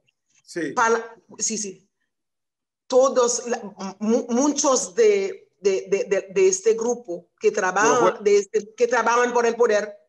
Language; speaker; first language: Spanish; non-native, learner; Haitian Creole